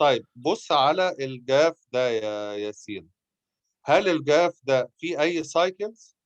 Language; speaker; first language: Arabic; native; Arabic